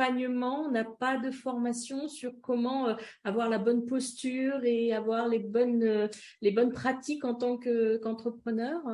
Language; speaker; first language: French; native; French